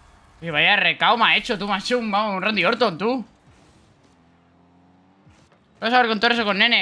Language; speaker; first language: Spanish; native; Spanish